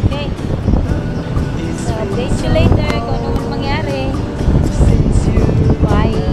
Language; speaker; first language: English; non-native, local second language; Filipino